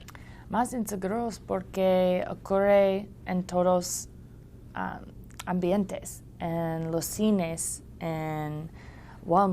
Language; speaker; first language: Spanish; non-native, learner; English